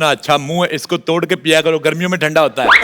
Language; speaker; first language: Hindi; native; Hindi